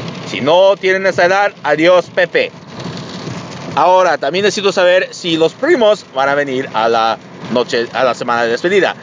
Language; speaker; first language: Spanish; early bilingual, heritage; Spanish